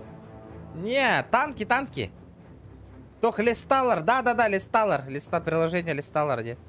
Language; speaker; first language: Russian; native; Russian